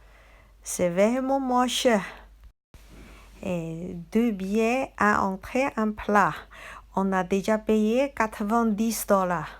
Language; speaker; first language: French; non-native, learner; Chinese